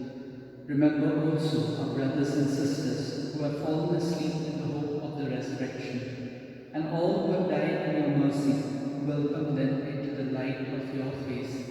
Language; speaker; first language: English; non-native, local second language; Konkani